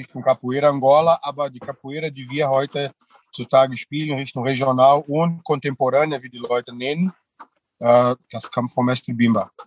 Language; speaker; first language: German; non-native, fluent; Portuguese